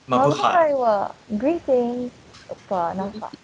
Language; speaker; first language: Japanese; non-native, fluent; Filipino